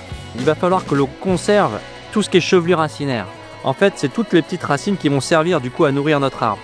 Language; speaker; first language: French; native; French